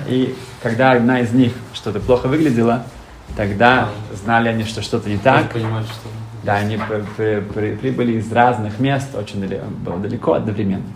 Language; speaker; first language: Russian; early bilingual, heritage; Russian